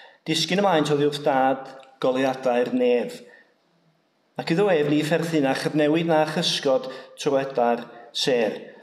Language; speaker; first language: Welsh; native; Welsh